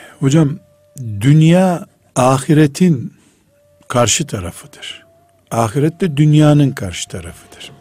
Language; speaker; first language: Turkish; native; Turkish